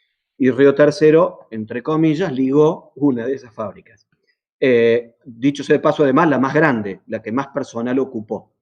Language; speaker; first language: Spanish; native; Spanish